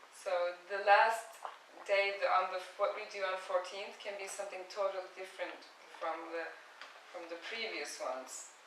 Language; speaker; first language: English; non-native, fluent; Turkish